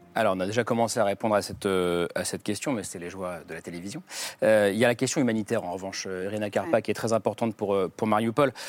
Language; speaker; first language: French; native; French